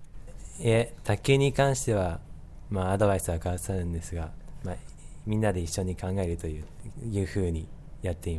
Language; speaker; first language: Japanese; native; Japanese